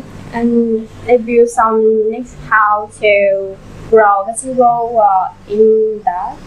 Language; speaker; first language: English; non-native, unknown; Vietnamese